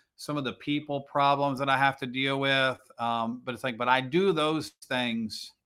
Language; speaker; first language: English; native; English